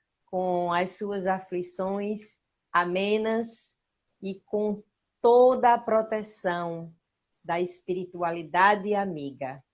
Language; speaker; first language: Portuguese; native; Portuguese